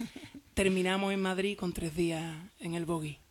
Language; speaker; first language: Spanish; native; Spanish